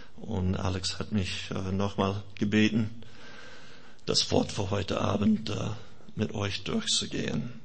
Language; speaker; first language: German; non-native, fluent; English